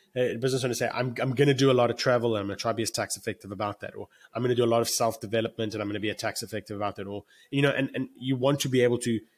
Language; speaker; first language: English; native; English